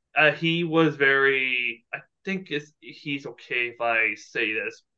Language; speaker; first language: English; native; English